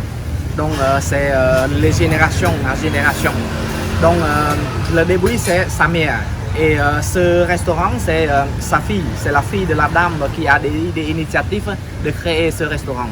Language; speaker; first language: French; non-native, fluent; Khmer